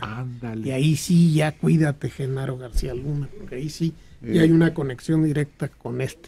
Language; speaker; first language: Spanish; native; Spanish